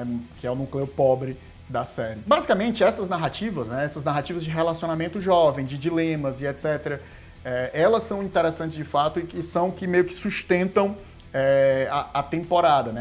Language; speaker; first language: Portuguese; native; Portuguese